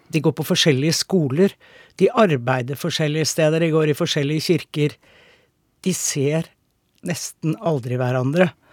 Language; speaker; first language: Norwegian; native; Norwegian